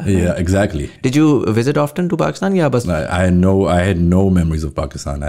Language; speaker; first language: English; native; English